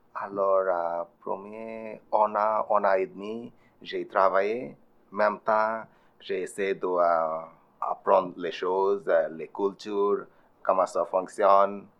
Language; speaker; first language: French; non-native, learner; Bangla